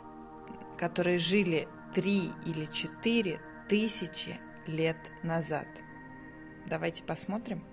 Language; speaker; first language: Russian; native; Russian